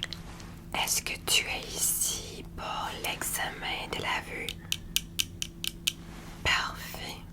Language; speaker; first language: French; non-native, learner; English